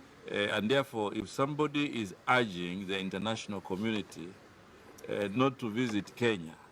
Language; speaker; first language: English; non-native, local second language; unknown